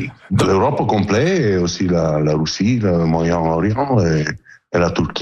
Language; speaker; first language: French; non-native, learner; Italian